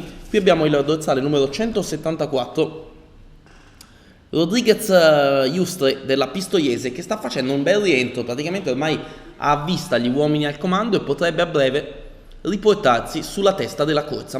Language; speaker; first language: Italian; native; Italian